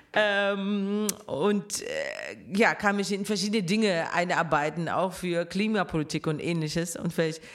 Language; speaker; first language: German; non-native, fluent; Russian